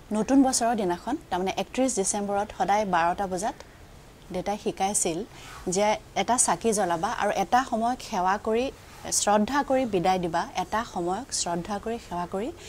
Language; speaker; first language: Assamese; native; Assamese